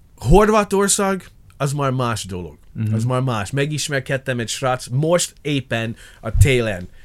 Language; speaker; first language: Hungarian; non-native, learner; English